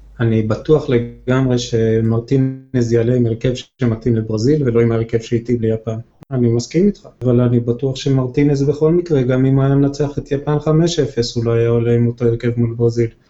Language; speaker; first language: Hebrew; native; Hebrew